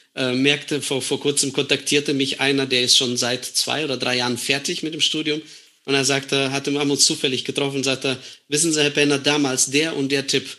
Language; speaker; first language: German; non-native, fluent; Estonian